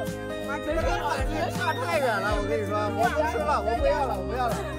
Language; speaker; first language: Chinese; non-native, fluent; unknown